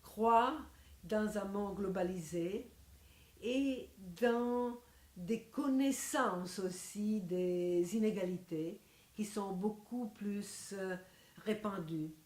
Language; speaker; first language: French; non-native, fluent; Italian